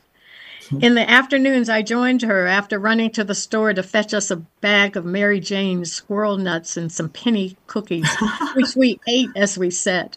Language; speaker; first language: English; native; English